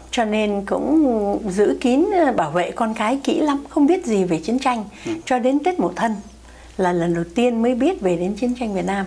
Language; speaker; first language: Vietnamese; native; Vietnamese